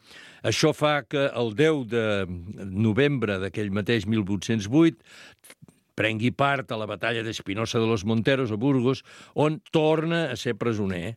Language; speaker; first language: Catalan; native; Catalan